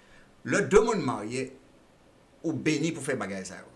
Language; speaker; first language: French; non-native, local second language; Haitian Creole